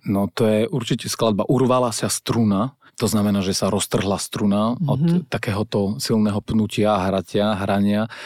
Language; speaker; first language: Slovak; non-native, local second language; Rusyn